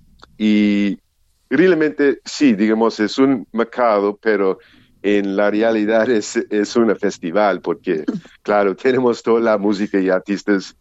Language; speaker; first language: Spanish; non-native, learner; English